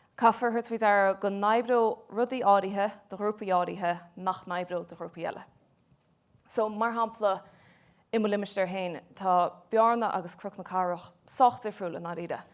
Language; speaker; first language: Irish; native; Irish